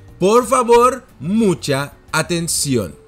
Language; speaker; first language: Spanish; non-native, fluent; Dutch